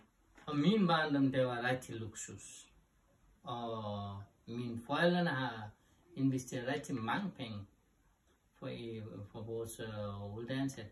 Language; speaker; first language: Danish; non-native, learner; Nepali